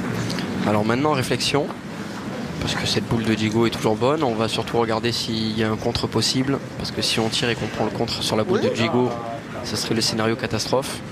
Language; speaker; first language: French; native; French